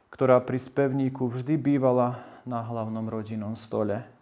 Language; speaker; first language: Slovak; native; Slovak